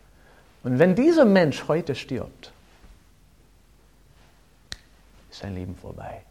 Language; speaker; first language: German; non-native, fluent; English